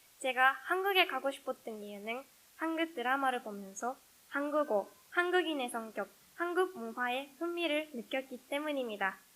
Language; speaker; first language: Korean; non-native, learner; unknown